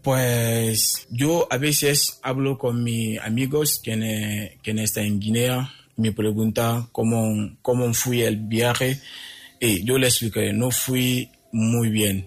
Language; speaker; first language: Spanish; non-native, fluent; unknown